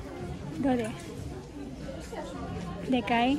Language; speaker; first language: Japanese; non-native, learner; Filipino